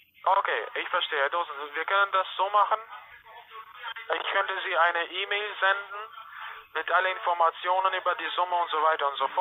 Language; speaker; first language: German; non-native, fluent; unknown